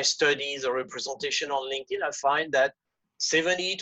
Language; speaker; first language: English; non-native, fluent; French